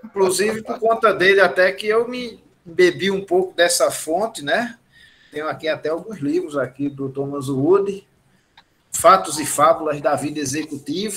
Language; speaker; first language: Portuguese; native; Portuguese